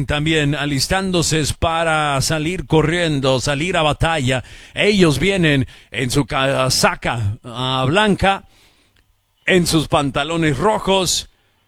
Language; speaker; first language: Spanish; early bilingual, heritage; Spanish